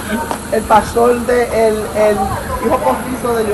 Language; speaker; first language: Spanish; native; Spanish